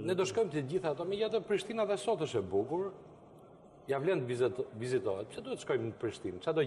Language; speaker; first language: Albanian; native; Albanian